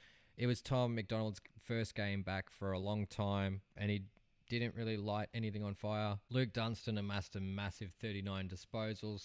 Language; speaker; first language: English; native; English